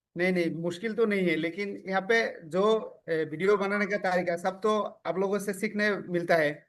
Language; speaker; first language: Hindi; non-native, local second language; Assamese